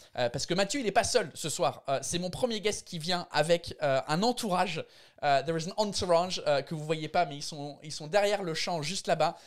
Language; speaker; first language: French; non-native, fluent; English